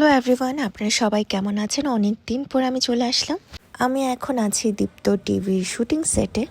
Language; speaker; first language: Bangla; non-native, local second language; Marma